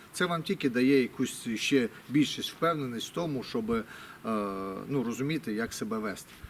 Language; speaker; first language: Ukrainian; non-native, local second language; Russian